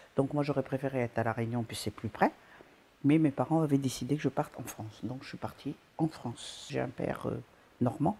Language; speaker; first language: French; non-native, local second language; Malagasy